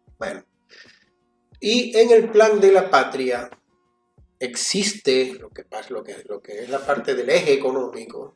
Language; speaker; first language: Spanish; native; Spanish